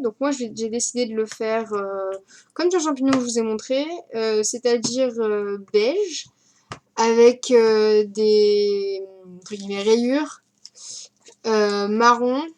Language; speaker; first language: French; native; French